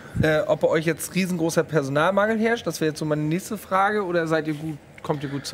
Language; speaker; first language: German; native; German